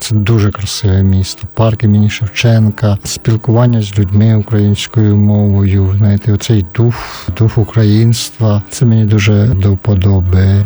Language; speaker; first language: Ukrainian; native; Ukrainian